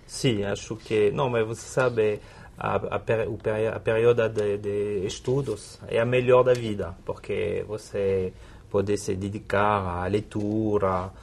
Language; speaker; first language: Portuguese; non-native, fluent; French